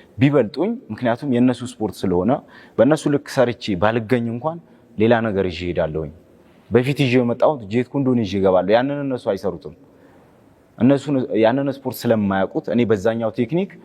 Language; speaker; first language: Amharic; non-native, local second language; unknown